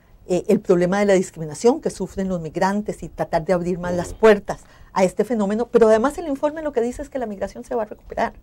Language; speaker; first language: Spanish; native; Spanish